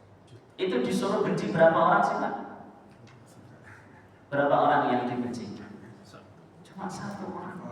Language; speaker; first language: Indonesian; native; Indonesian